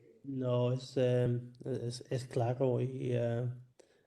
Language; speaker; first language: Spanish; non-native, learner; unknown